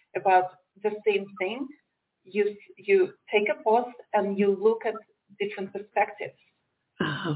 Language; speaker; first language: English; non-native, fluent; Romanian